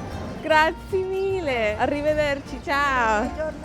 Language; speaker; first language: Italian; non-native, learner; English